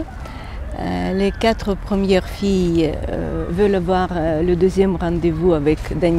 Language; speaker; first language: French; non-native, fluent; Ukrainian